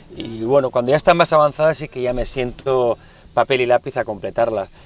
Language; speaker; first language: Spanish; native; Spanish